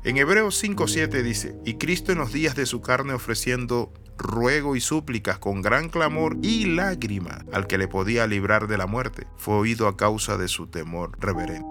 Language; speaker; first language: Spanish; native; Spanish